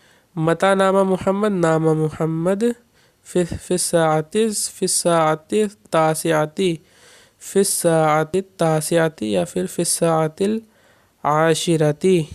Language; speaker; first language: Arabic; non-native, fluent; Urdu